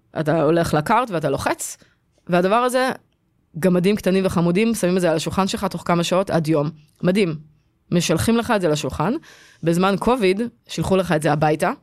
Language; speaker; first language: Hebrew; native; Hebrew